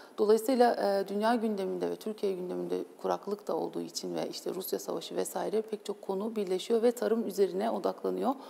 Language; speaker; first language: Turkish; native; Turkish